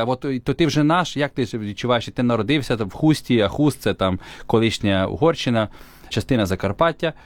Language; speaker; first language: Ukrainian; native; Ukrainian